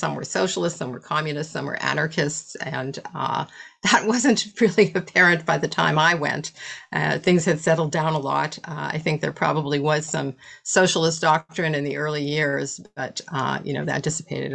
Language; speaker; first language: English; native; English